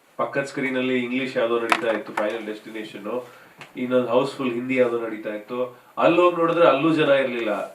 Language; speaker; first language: Kannada; native; Kannada